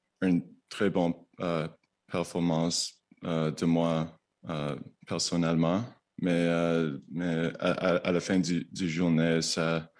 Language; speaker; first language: French; non-native, learner; English